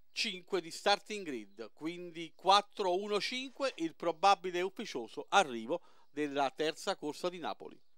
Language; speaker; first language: Italian; native; Italian